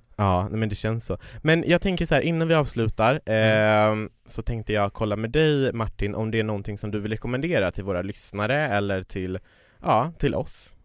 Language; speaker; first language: Swedish; native; Swedish